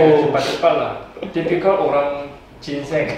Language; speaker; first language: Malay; non-native, fluent; Korean